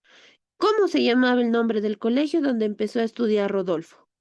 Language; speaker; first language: Spanish; native; Spanish